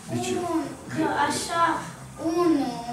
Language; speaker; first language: Romanian; early bilingual, heritage; Romanian